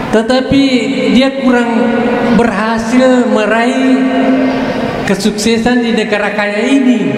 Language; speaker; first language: Indonesian; non-native, local second language; Buginese